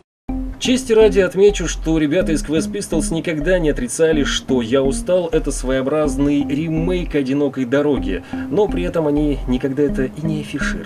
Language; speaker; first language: Russian; native; Russian